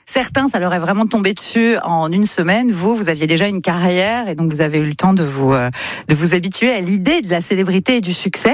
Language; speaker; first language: French; native; French